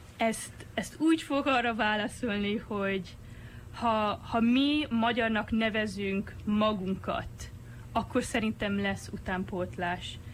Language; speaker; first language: Hungarian; early bilingual, heritage; Hungarian